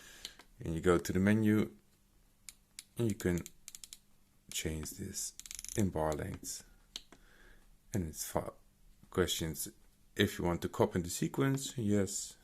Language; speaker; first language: English; non-native, fluent; Dutch